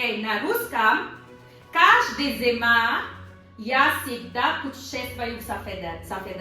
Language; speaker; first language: Russian; non-native, learner; Tajik